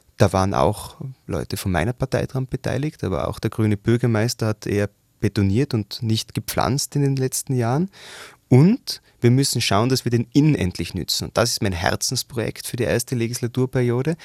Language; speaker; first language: German; native; German